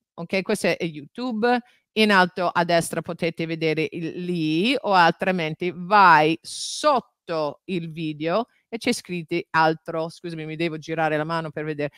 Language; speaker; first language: Italian; non-native, fluent; English